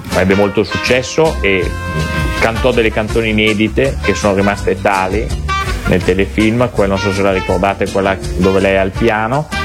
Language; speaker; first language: Italian; native; Italian